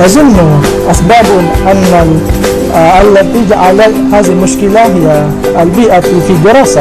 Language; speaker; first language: Arabic; non-native, learner; Malay